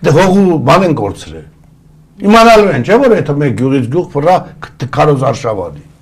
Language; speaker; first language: Armenian; early bilingual, other home language; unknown